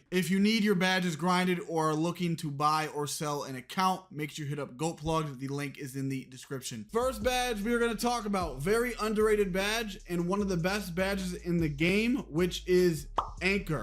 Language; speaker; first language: English; native; English